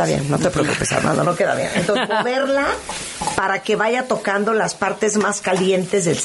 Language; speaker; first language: Spanish; native; Spanish